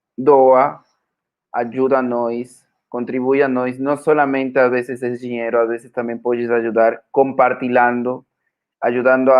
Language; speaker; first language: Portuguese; non-native, fluent; Spanish